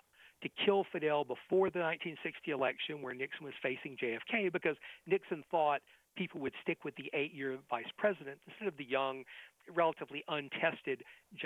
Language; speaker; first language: English; native; English